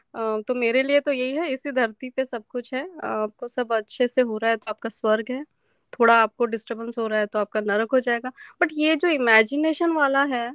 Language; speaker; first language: Hindi; non-native, local second language; Marathi